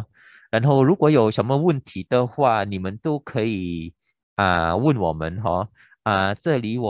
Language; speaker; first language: Chinese; non-native, local second language; Filipino